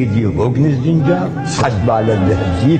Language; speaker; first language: Arabic; native; Arabic